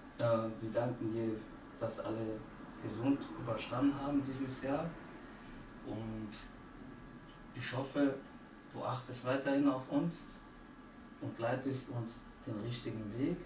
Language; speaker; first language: German; early bilingual, other home language; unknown